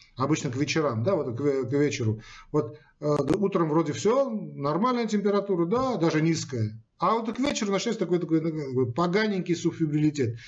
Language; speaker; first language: Russian; non-native, local second language; Armenian